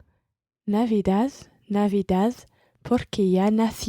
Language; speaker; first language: Spanish; non-native, learner; English